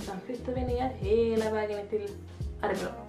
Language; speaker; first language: Swedish; early bilingual, other home language; French